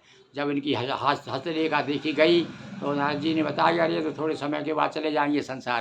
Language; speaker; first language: Hindi; native; Hindi